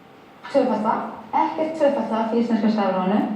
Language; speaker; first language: Icelandic; non-native, learner; Spanish